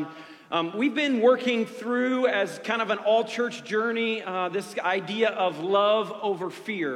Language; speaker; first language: English; native; English